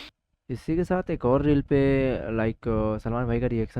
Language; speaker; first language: Hindi; native; Hindi